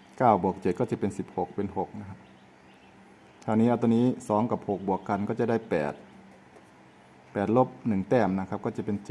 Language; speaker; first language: Thai; native; Thai